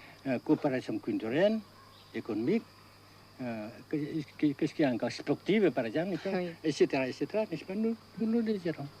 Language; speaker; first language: French; non-native, fluent; Vietnamese